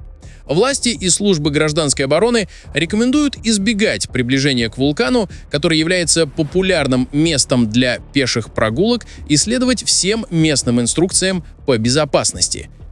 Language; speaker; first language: Russian; native; Russian